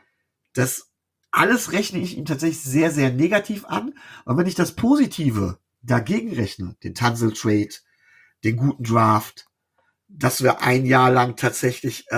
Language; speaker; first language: German; native; German